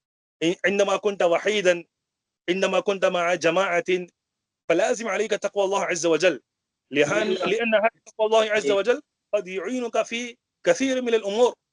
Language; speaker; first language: Arabic; non-native, fluent; Urdu